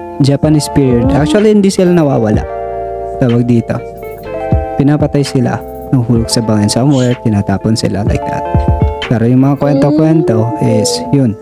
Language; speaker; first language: Filipino; non-native, local second language; Waray